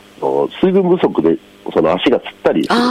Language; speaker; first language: Japanese; native; Japanese